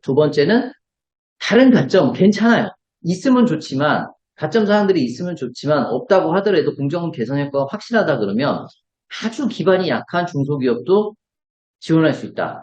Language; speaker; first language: Korean; native; Korean